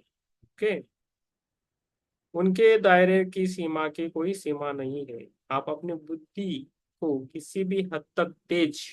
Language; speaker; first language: Hindi; non-native, local second language; Marathi